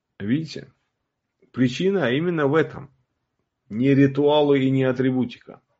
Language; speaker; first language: Russian; non-native, local second language; Uzbek